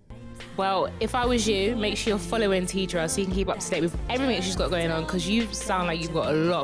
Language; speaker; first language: English; native; English